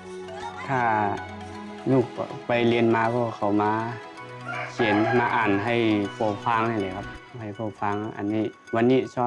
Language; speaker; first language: Thai; non-native, learner; Shan